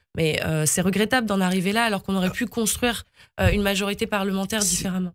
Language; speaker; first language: French; native; French